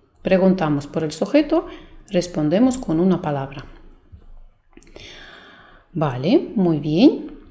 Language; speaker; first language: Spanish; non-native, fluent; Russian